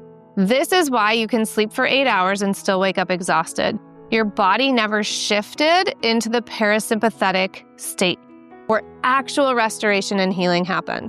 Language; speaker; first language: English; native; English